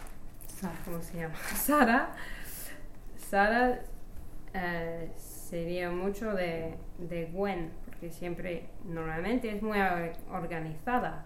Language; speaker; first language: Spanish; non-native, learner; English